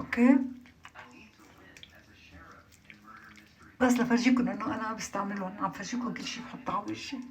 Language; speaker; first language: Arabic; native; Arabic